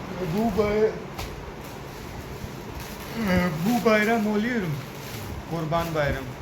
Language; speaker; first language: Turkish; non-native, learner; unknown